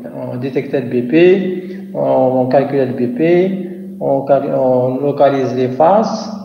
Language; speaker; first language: French; non-native, local second language; Arabic